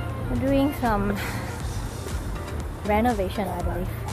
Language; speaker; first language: English; non-native, local second language; Chinese